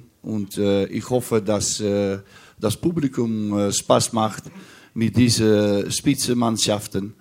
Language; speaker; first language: German; non-native, learner; Dutch